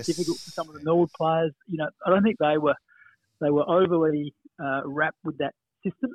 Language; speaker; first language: English; native; English